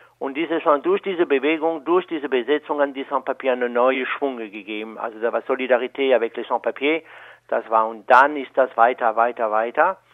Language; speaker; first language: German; non-native, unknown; French